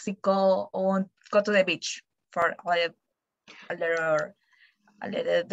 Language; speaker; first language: English; non-native, learner; Spanish